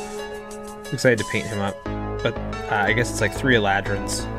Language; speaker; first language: English; native; English